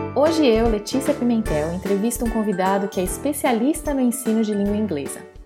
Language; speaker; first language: Portuguese; native; Portuguese